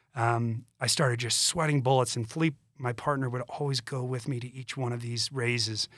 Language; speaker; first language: English; native; English